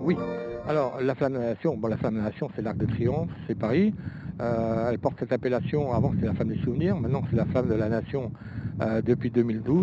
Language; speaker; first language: French; native; French